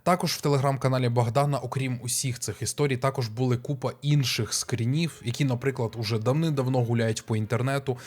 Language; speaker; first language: Ukrainian; native; Ukrainian